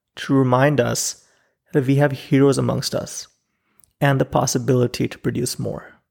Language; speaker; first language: English; non-native, local second language; Urdu